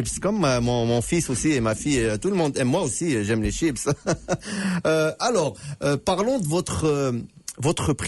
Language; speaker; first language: French; native; French